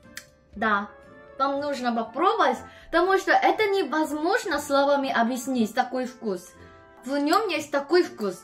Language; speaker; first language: Russian; non-native, fluent; Korean